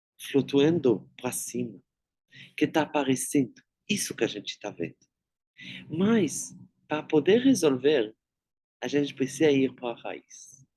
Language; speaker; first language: Portuguese; non-native, fluent; Hebrew